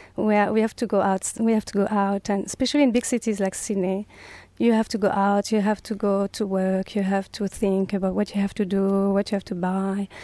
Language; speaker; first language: English; non-native, fluent; French